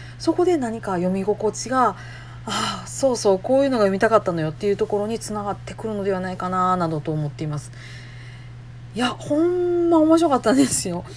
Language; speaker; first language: Japanese; native; Japanese